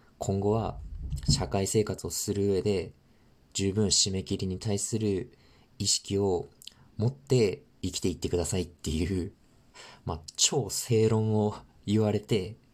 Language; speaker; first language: Japanese; native; Japanese